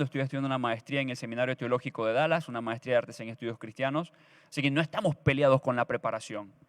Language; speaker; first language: Spanish; native; Spanish